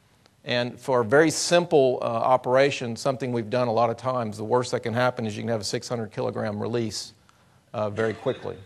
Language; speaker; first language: English; native; English